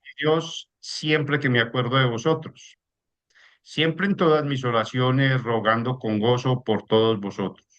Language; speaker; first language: Spanish; native; Spanish